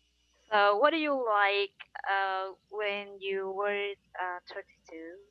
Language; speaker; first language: English; non-native, learner; Vietnamese